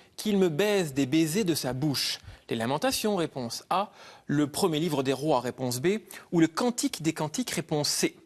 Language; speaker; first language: French; native; French